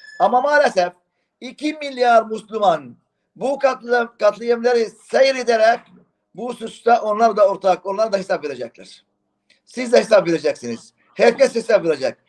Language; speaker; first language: Turkish; non-native, fluent; Arabic